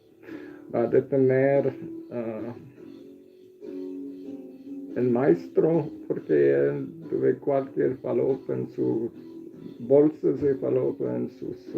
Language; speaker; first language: Spanish; non-native, learner; English